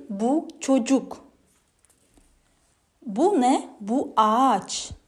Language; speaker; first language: Turkish; non-native, fluent; Kazakh